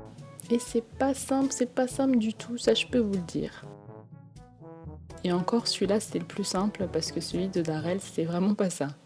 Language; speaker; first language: French; native; French